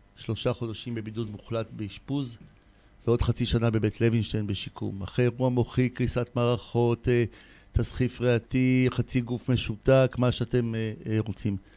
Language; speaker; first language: Hebrew; native; Hebrew